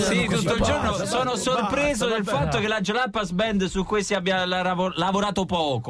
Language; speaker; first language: Italian; native; Italian